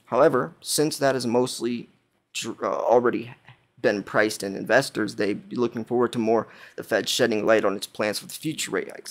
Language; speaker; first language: English; native; English